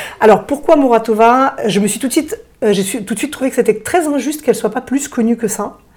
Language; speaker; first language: French; early bilingual, other home language; Russian